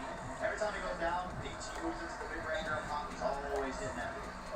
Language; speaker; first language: English; native; English